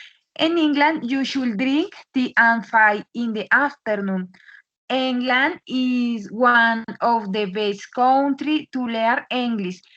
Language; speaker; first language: English; non-native, learner; Spanish